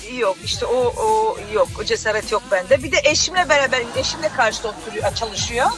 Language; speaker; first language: Turkish; non-native, fluent; French